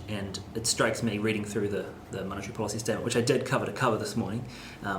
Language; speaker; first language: English; native; English